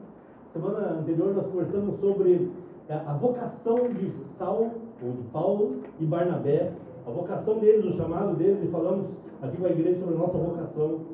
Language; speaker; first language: Portuguese; native; Portuguese